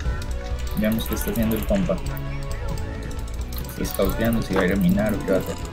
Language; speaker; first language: Spanish; native; Spanish